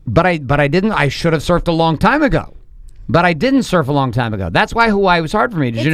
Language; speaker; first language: English; native; English